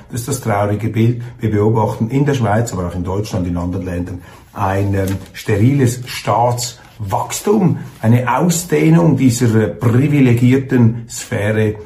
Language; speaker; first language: German; native; German